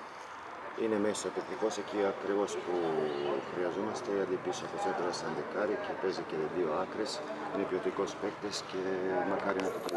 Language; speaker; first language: Greek; non-native, fluent; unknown